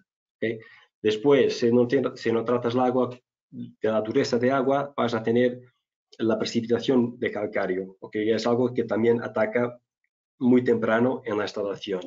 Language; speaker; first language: Spanish; non-native, fluent; Italian